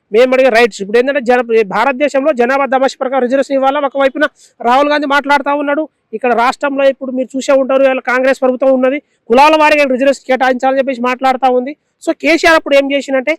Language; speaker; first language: Telugu; non-native, local second language; Lambadi